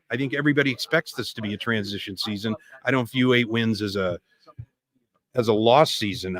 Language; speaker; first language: English; native; English